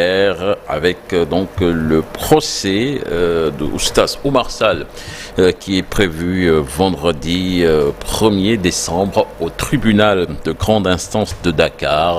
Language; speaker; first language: French; non-native, local second language; Wolof